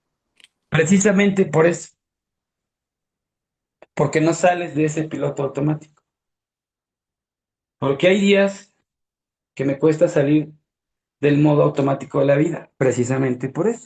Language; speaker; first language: Spanish; native; Spanish